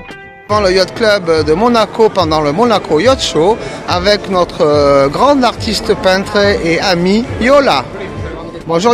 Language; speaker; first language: French; native; French